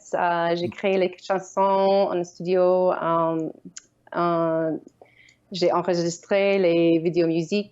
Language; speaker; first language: French; non-native, learner; Ukrainian